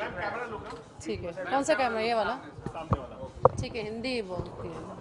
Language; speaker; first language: Hindi; early bilingual, heritage; English